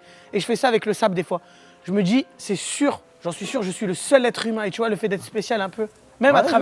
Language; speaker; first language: French; native; French